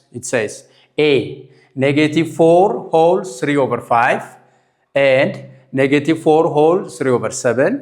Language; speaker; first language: English; non-native, local second language; Amharic